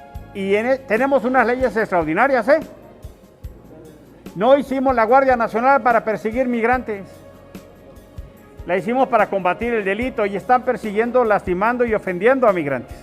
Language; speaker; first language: Spanish; native; Spanish